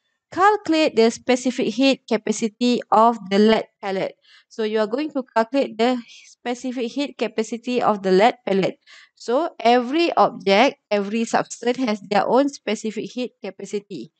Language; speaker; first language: English; non-native, local second language; Malay